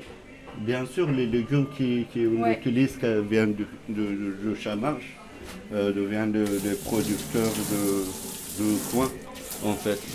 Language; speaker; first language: French; non-native, learner; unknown